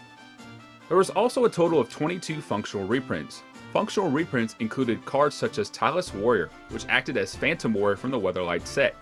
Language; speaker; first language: English; native; English